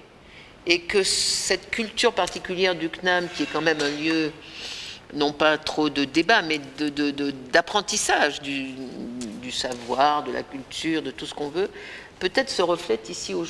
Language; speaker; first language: French; native; French